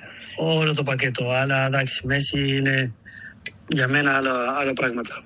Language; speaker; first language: Greek; non-native, learner; Spanish